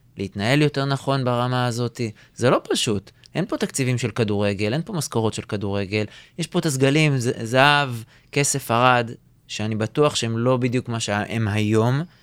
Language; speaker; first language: Hebrew; native; Hebrew